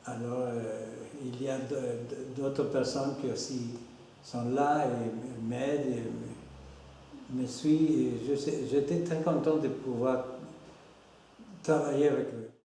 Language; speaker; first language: French; non-native, fluent; Spanish